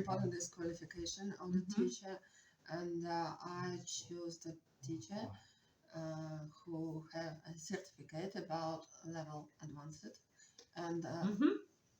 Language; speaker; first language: English; non-native, learner; Russian